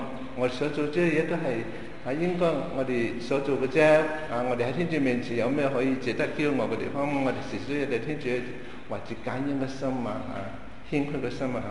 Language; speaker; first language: Chinese; non-native, fluent; Cantonese